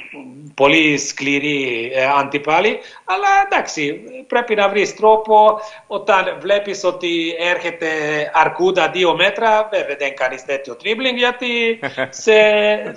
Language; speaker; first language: Greek; non-native, learner; Hungarian